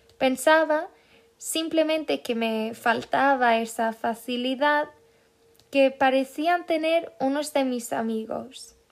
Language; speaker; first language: Spanish; non-native, fluent; Swedish